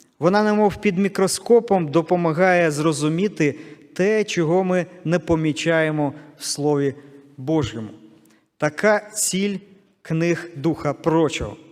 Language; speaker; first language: Ukrainian; non-native, local second language; Russian